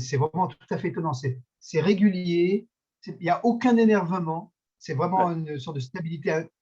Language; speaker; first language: French; native; French